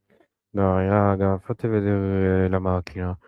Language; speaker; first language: Italian; native; Italian